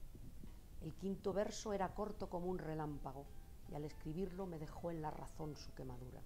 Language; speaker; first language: Spanish; native; Spanish